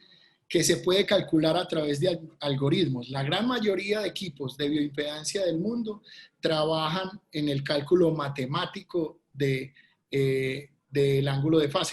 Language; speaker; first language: Spanish; native; Spanish